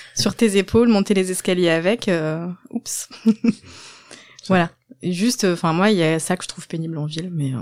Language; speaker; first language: French; native; French